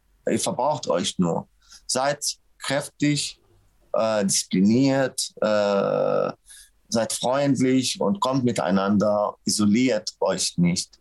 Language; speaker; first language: German; non-native, fluent; Arabic